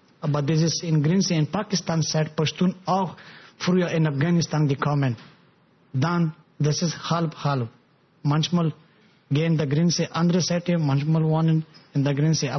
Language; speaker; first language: German; non-native, learner; Pashto